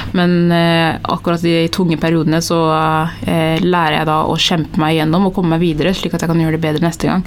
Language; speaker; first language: Norwegian; early bilingual, other home language; Tigrinya